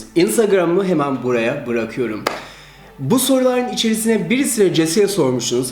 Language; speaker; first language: Turkish; early bilingual, heritage; Turkish